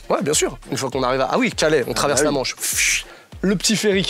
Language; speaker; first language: French; native; French